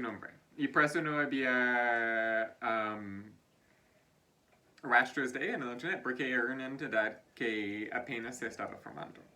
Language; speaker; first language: Spanish; non-native, fluent; English